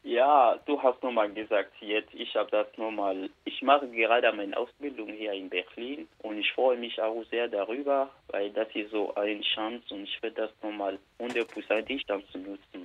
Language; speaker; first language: German; non-native, learner; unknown